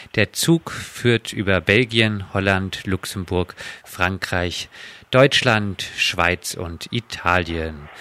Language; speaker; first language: German; native; German